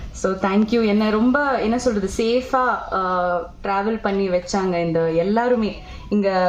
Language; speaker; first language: Tamil; non-native, local second language; Malayalam